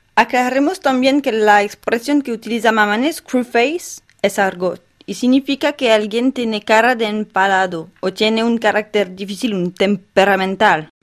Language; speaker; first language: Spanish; non-native, fluent; French